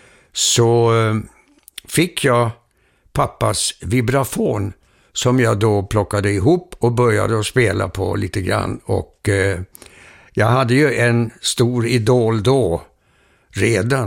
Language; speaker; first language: Swedish; early bilingual, heritage; Danish